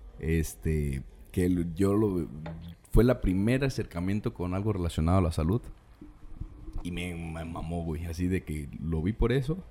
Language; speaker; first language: Spanish; native; Spanish